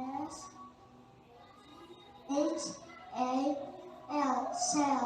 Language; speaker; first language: English; non-native, learner; Indonesian